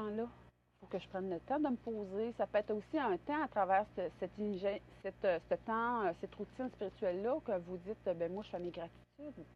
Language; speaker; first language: French; native; French